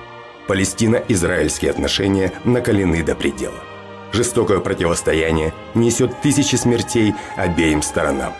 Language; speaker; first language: Russian; native; Russian